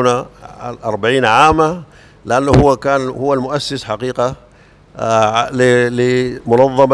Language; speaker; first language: Arabic; native; Arabic